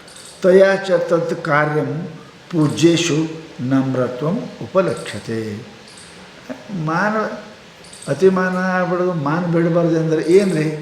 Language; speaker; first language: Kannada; native; Kannada